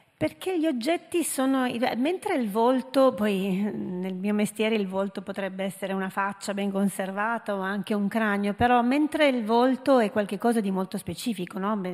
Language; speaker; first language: Italian; early bilingual, heritage; Italian